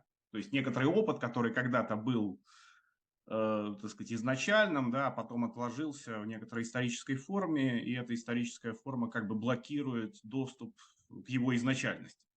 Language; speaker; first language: Russian; native; Russian